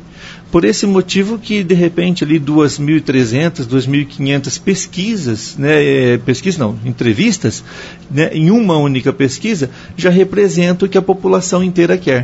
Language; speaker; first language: Portuguese; native; Portuguese